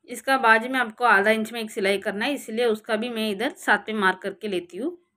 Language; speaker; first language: Hindi; non-native, local second language; Marathi